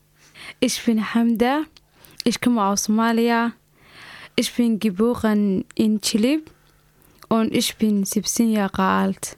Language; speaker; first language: German; non-native, learner; Somali